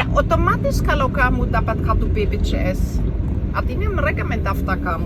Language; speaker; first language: Indonesian; non-native, fluent; German